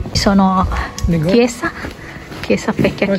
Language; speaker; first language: Italian; non-native, learner; Indonesian